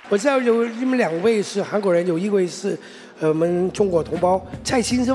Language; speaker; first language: Chinese; non-native, local second language; Cantonese